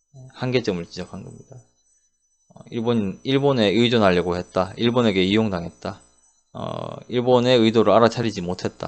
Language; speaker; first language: Korean; native; Korean